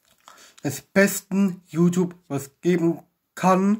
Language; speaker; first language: German; non-native, learner; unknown